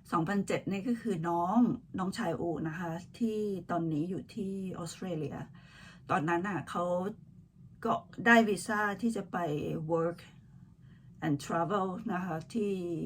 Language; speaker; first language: Thai; native; Thai